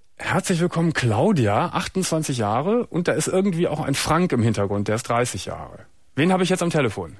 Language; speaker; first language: German; native; German